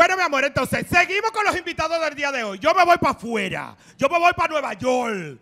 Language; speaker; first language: Spanish; native; Spanish